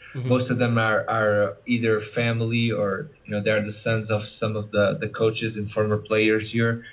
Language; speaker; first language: English; early bilingual, other home language; Portuguese